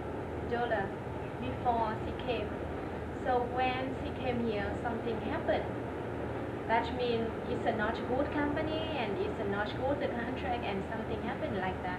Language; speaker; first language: English; non-native, learner; Vietnamese